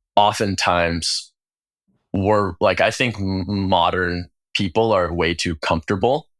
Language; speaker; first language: English; native; English